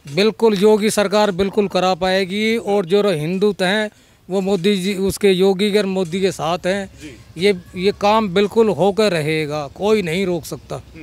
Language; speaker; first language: Hindi; native; Hindi